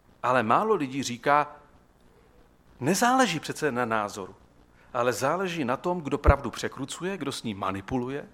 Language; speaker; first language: Czech; native; Czech